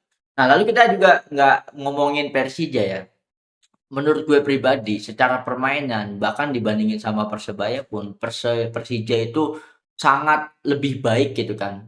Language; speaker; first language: Indonesian; native; Indonesian